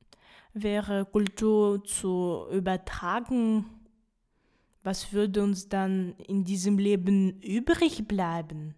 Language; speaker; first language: German; non-native, fluent; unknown